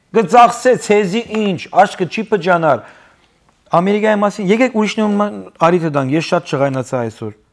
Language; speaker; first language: Armenian; native; Armenian